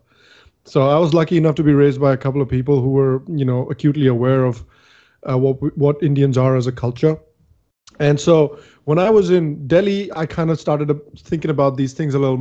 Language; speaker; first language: English; non-native, local second language; Hindi